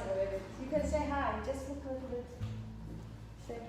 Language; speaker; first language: English; non-native, fluent; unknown